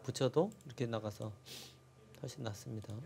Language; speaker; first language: Korean; native; Korean